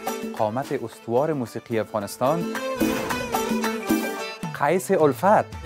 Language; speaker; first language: Persian; native; Persian